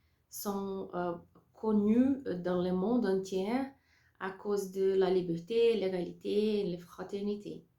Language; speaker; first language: French; non-native, learner; Portuguese